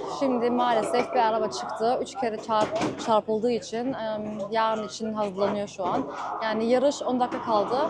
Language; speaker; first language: Turkish; early bilingual, heritage; Turkish